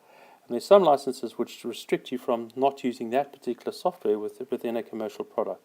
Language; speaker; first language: English; native; English